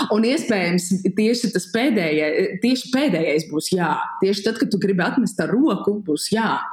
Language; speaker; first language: Latvian; native; Latvian